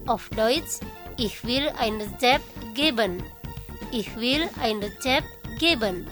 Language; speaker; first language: German; non-native, fluent; Indonesian